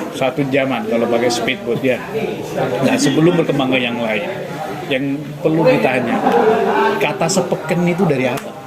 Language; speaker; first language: Indonesian; non-native, local second language; Madurese